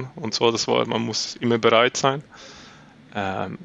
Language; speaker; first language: German; non-native, learner; Swedish